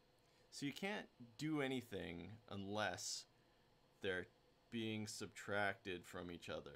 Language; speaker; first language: English; native; English